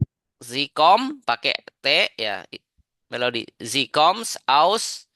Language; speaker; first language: German; non-native, learner; Indonesian